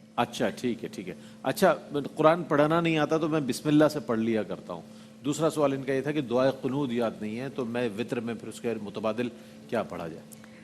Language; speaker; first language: Urdu; native; Urdu